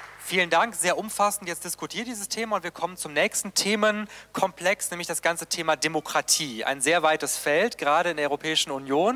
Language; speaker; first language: German; native; German